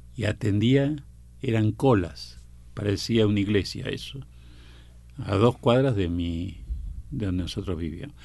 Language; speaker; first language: Spanish; native; Spanish